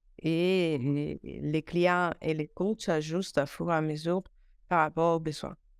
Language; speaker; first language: French; non-native, fluent; Italian